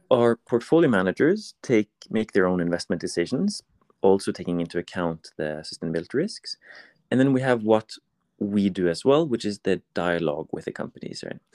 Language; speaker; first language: English; non-native, fluent; Norwegian